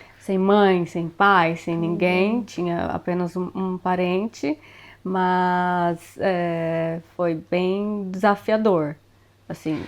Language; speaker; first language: Portuguese; native; Portuguese